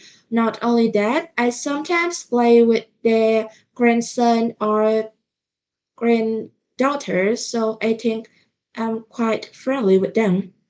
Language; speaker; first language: English; non-native, fluent; Vietnamese